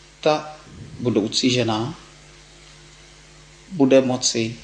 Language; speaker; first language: Czech; non-native, fluent; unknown